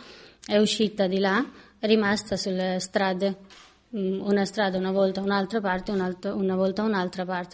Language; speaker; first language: Italian; non-native, learner; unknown